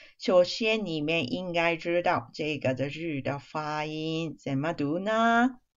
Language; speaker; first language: Chinese; non-native, fluent; Japanese